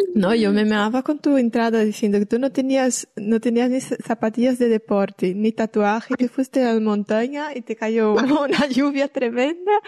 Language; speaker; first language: Spanish; non-native, fluent; Portuguese